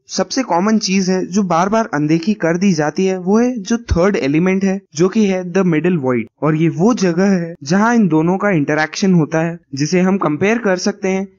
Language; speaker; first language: Hindi; non-native, local second language; Gujarati